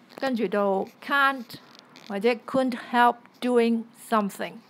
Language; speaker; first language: English; non-native, local second language; Cantonese